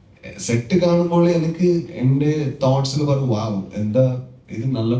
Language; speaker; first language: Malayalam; non-native, learner; Kannada